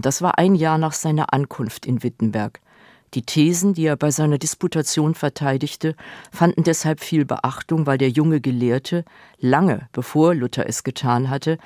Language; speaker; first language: German; native; German